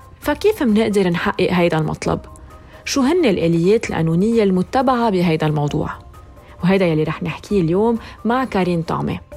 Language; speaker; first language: Arabic; native; Arabic